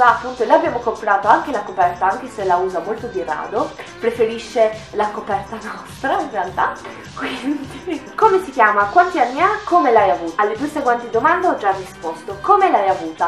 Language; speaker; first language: Italian; native; Italian